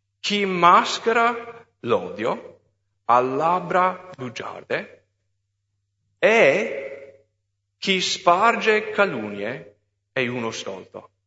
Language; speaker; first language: Italian; non-native, fluent; English